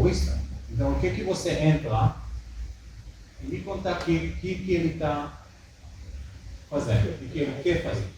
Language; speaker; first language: Portuguese; early bilingual, heritage; Hebrew